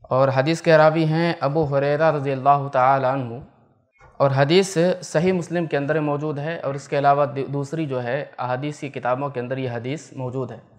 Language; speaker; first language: Hindi; native; Hindi